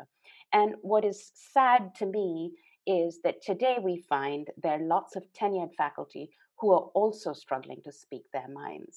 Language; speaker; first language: English; non-native, local second language; Urdu